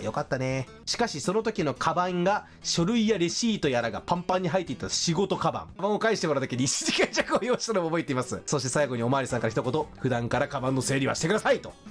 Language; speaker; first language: Japanese; native; Japanese